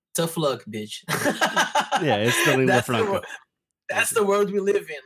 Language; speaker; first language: English; non-native, fluent; Portuguese